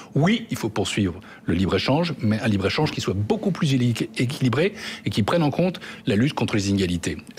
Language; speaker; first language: French; native; French